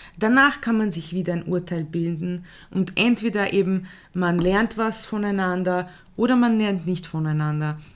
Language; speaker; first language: German; early bilingual, other home language; Croatian